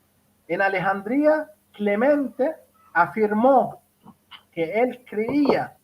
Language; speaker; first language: Spanish; non-native, fluent; Arabic